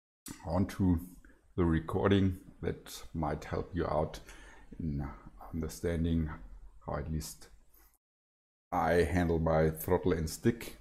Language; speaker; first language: English; non-native, fluent; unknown